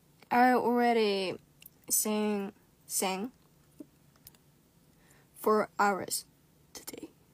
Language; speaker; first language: English; non-native, learner; Korean